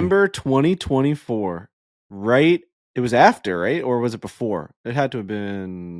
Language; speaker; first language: English; native; English